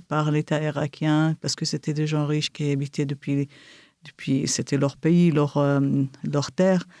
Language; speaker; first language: French; non-native, fluent; Kurdish